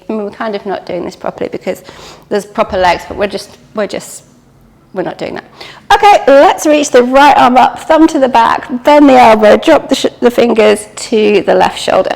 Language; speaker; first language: English; native; English